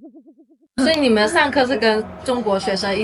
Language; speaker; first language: Chinese; early bilingual, heritage; Chinese